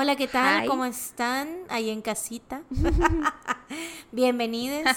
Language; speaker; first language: Spanish; native; Spanish